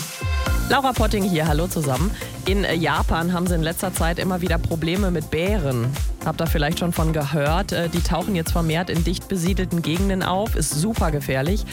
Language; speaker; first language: German; native; German